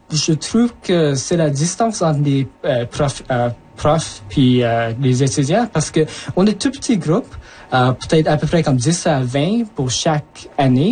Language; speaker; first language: French; early bilingual, other home language; Japanese